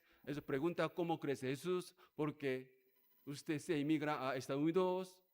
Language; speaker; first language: Spanish; non-native, learner; Korean